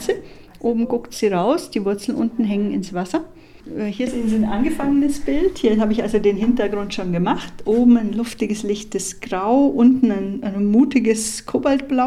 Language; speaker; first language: German; native; German